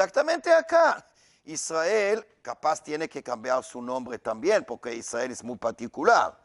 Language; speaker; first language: Spanish; non-native, learner; Hebrew